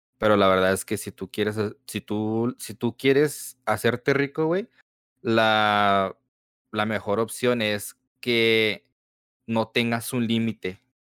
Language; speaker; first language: Spanish; early bilingual, heritage; Spanish